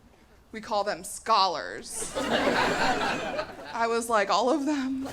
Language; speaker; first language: English; native; English